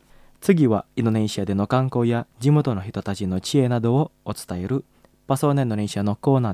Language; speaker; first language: Japanese; non-native, fluent; Indonesian